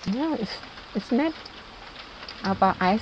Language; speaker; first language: German; non-native, learner; Thai